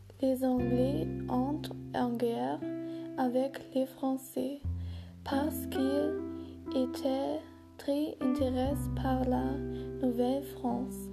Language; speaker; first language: French; non-native, learner; German